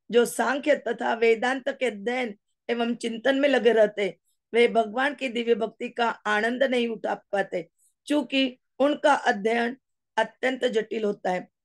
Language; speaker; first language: Hindi; non-native, local second language; Marathi